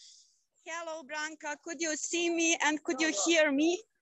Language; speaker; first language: English; non-native, fluent; Croatian